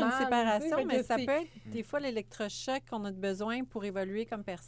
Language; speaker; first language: French; native; French